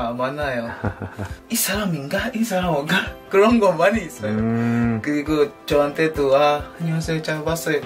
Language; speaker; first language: Korean; non-native, learner; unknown